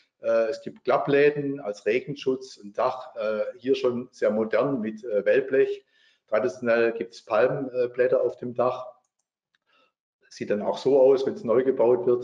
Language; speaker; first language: German; native; German